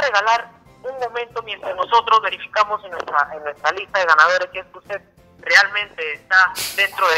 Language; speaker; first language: Spanish; native; Spanish